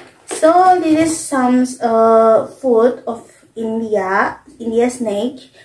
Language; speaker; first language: English; non-native, learner; Indonesian